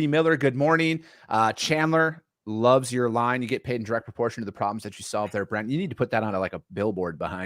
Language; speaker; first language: English; native; English